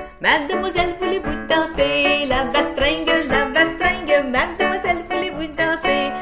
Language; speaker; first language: French; native; French